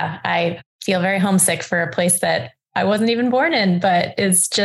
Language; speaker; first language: English; native; English